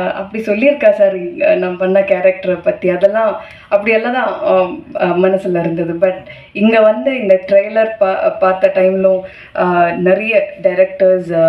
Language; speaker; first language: Tamil; non-native, fluent; Malayalam